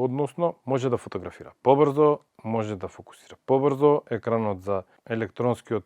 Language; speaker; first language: Macedonian; native; Macedonian